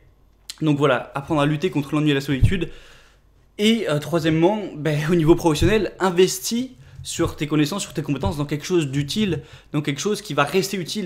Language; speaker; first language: French; native; French